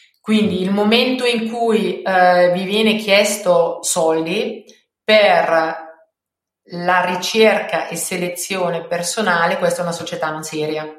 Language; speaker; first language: Italian; non-native, fluent; German